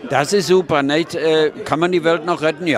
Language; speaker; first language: German; native; German